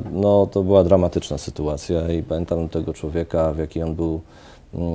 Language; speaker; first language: Polish; native; Polish